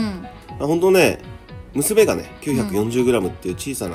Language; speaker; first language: Japanese; native; Japanese